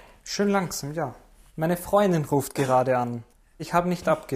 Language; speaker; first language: German; native; German